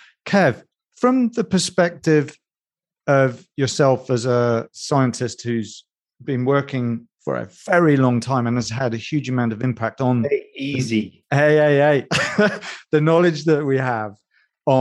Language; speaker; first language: English; native; English